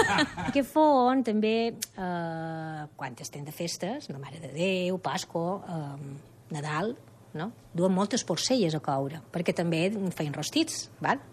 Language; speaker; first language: Catalan; native; Catalan